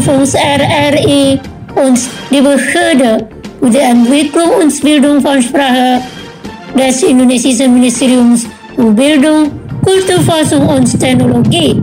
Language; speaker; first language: German; non-native, fluent; Indonesian